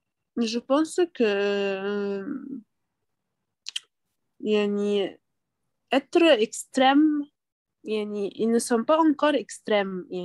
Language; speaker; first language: French; non-native, learner; Arabic